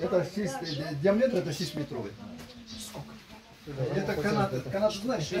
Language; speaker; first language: Russian; non-native, learner; Kyrgyz